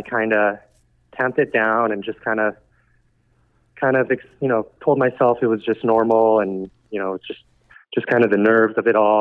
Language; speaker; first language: English; native; English